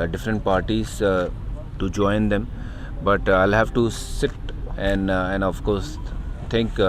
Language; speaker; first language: English; non-native, local second language; Punjabi